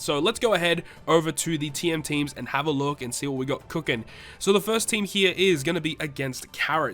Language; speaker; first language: English; native; English